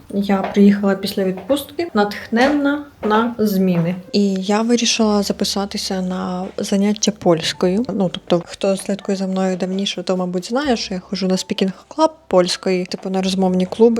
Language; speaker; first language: Ukrainian; native; Ukrainian